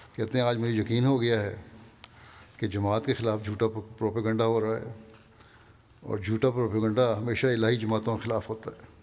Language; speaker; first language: Urdu; native; Urdu